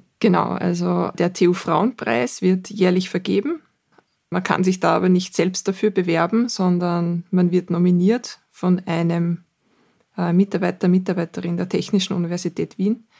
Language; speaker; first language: German; native; German